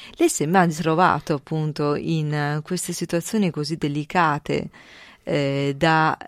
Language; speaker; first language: Italian; native; Italian